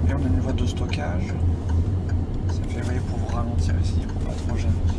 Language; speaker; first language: French; native; French